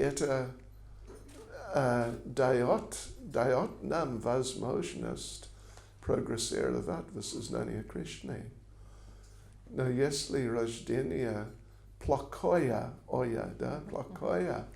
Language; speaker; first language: Russian; non-native, learner; English